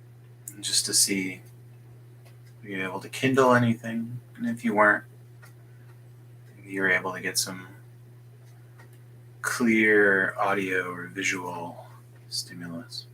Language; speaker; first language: English; native; English